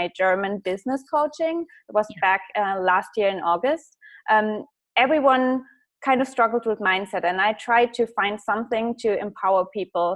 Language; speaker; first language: English; non-native, fluent; German